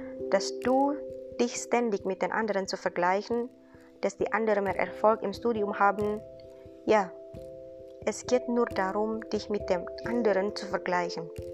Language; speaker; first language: German; non-native, fluent; Indonesian